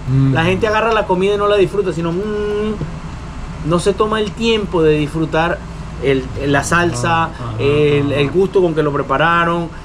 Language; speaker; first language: Spanish; native; Spanish